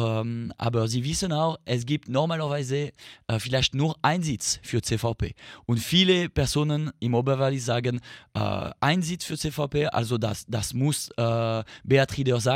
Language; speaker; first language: German; non-native, fluent; French